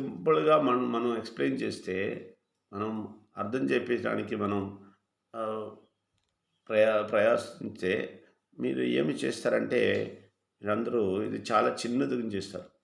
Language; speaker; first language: Telugu; non-native, fluent; Malayalam